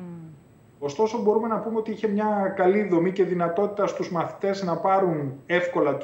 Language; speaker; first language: Greek; native; Greek